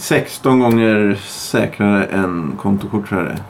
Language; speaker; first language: Swedish; native; Swedish